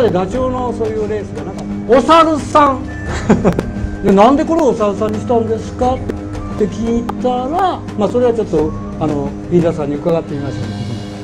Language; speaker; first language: Japanese; native; Japanese